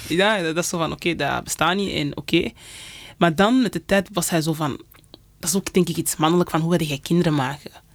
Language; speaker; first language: Dutch; early bilingual, other home language; Lingala